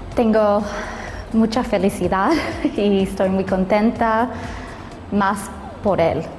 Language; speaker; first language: Spanish; early bilingual, heritage; Spanish